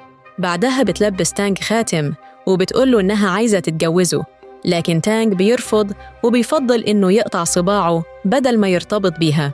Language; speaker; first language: Arabic; native; Arabic